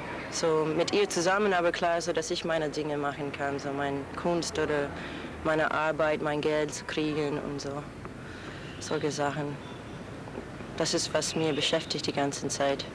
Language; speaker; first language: German; non-native, fluent; Spanish